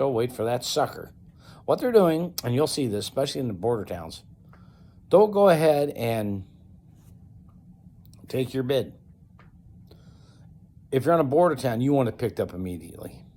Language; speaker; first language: English; native; English